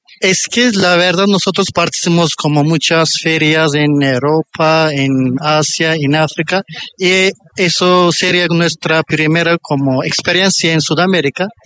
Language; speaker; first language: Spanish; non-native, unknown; Turkish